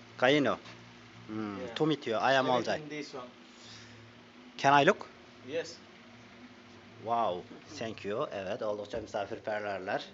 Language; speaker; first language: English; non-native, learner; Turkish